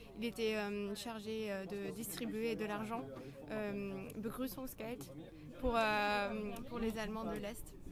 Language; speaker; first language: French; non-native, fluent; German